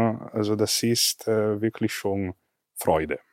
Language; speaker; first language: German; non-native, fluent; Italian